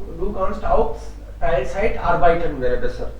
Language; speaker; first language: German; non-native, fluent; Hindi